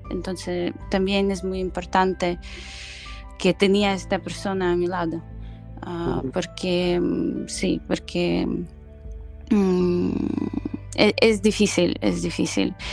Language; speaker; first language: Spanish; non-native, fluent; Ukrainian